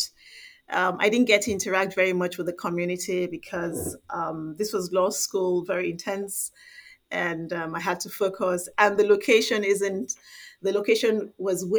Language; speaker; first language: English; non-native, local second language; Igbo